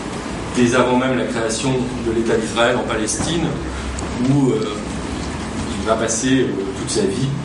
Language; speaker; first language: French; native; French